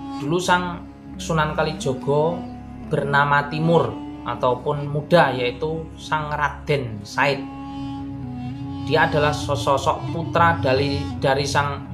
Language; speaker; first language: Indonesian; non-native, local second language; Javanese